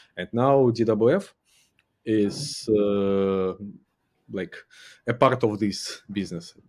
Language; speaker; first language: English; non-native, fluent; Uzbek